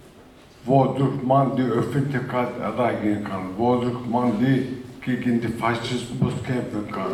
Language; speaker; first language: German; non-native, fluent; Turkish